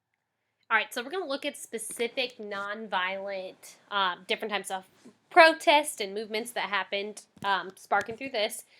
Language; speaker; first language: English; native; English